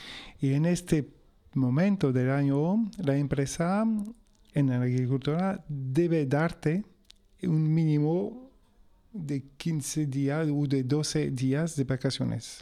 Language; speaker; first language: Spanish; non-native, fluent; French